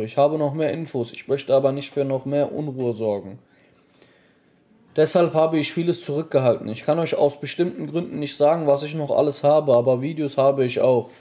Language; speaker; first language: German; native; German